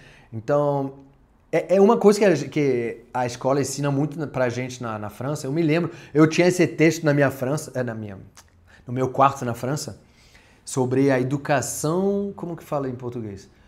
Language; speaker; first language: Portuguese; non-native, fluent; French